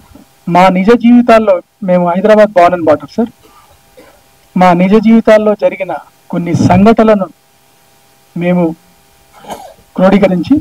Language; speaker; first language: Telugu; native; Telugu